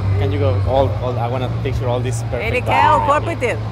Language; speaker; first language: English; non-native, learner; Portuguese